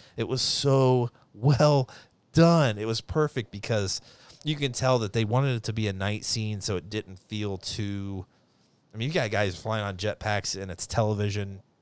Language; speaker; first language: English; native; English